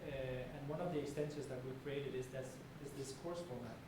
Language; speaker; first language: English; non-native, fluent; Danish